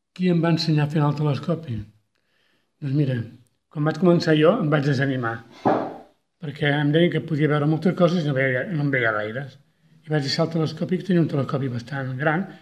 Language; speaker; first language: Catalan; native; Catalan